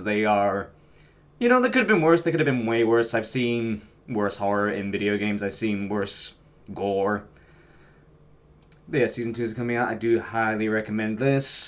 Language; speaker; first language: English; native; English